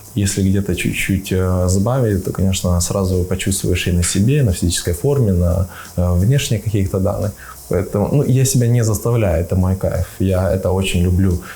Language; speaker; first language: Russian; native; Russian